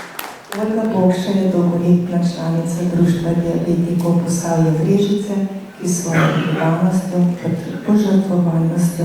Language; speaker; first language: Slovenian; native; Slovenian